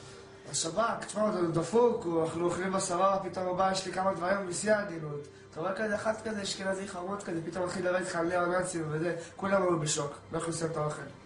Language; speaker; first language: Hebrew; native; Hebrew